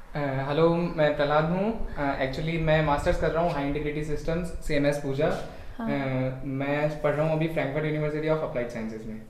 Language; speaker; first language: Hindi; native; Hindi